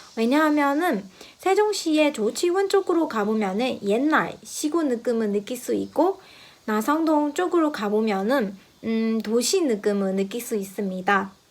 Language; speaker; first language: Korean; non-native, fluent; Burmese